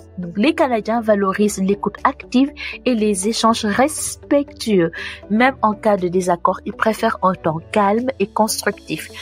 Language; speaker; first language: French; non-native, local second language; Wolof